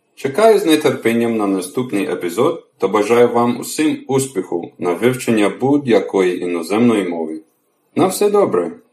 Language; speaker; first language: Ukrainian; non-native, fluent; English